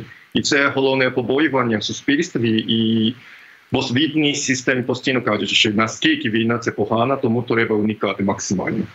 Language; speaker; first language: Ukrainian; non-native, fluent; Japanese